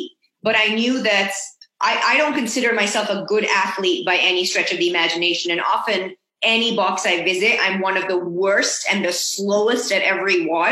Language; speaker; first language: English; non-native, local second language; Urdu